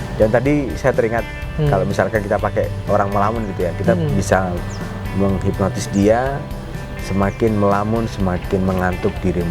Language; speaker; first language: Indonesian; native; Indonesian